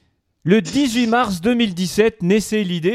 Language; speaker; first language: French; native; French